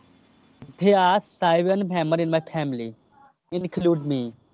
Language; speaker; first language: English; non-native, learner; Hindi